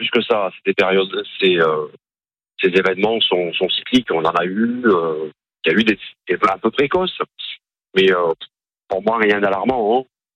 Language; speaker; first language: French; native; French